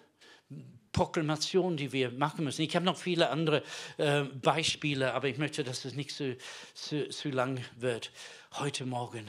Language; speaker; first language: German; non-native, fluent; English